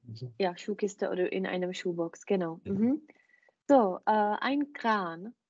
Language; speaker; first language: German; non-native, fluent; Czech